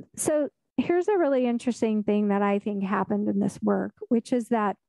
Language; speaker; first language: English; native; English